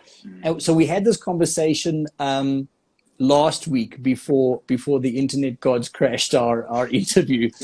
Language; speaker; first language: English; native; English